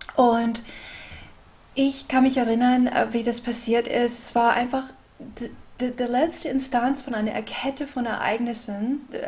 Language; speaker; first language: German; non-native, fluent; English